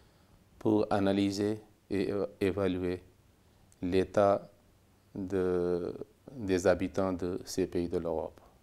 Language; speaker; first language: French; non-native, fluent; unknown